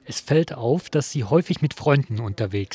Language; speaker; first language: German; native; German